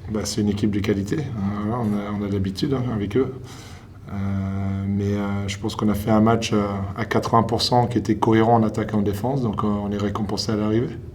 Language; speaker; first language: French; native; French